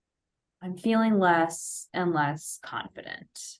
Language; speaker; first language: English; native; English